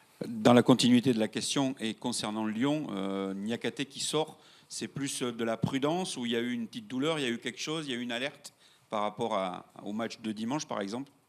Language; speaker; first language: French; native; French